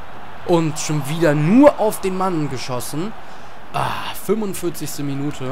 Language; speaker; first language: German; native; German